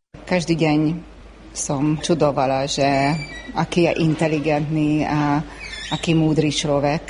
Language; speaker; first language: Slovak; early bilingual, heritage; Slovak